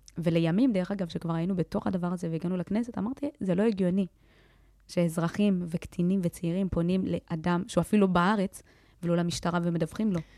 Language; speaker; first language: Hebrew; early bilingual, other home language; Amharic